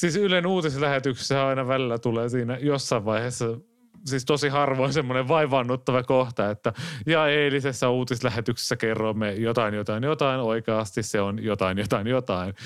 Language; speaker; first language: Finnish; native; Finnish